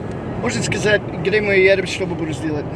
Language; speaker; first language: Russian; non-native, learner; English